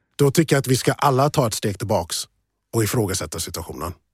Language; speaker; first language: Swedish; early bilingual, other home language; English